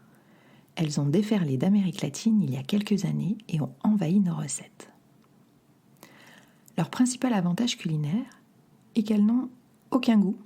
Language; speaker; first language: French; native; French